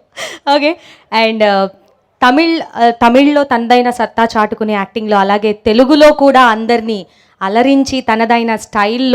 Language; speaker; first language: Telugu; native; Telugu